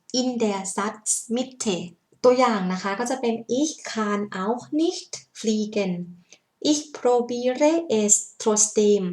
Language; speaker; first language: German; non-native, learner; Thai